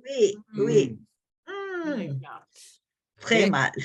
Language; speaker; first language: French; non-native, learner; English